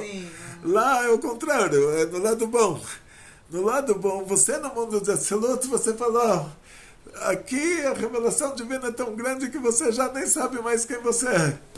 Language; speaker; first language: Portuguese; native; Portuguese